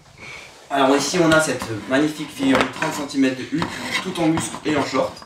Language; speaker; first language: French; native; French